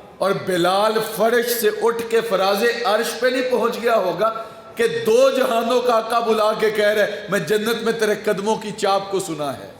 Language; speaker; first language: Urdu; non-native, local second language; Punjabi